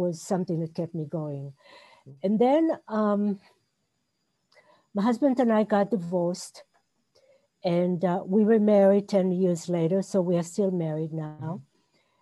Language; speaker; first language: English; non-native, fluent; Hebrew